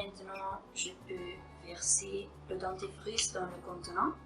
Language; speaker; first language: French; non-native, fluent; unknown